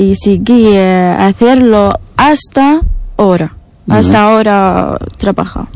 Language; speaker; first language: Spanish; non-native, learner; Arabic